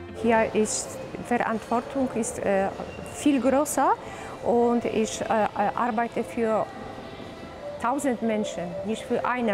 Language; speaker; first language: German; non-native, learner; Polish